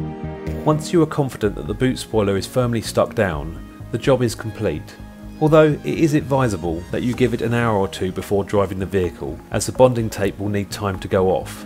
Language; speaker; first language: English; native; English